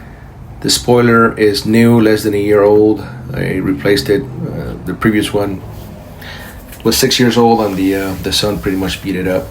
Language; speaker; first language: English; native; English